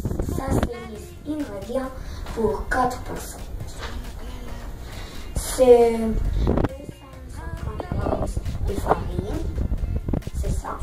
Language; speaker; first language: French; non-native, learner; Spanish